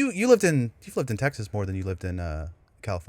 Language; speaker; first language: English; native; English